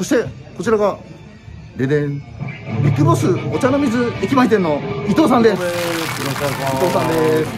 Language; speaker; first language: Japanese; native; Japanese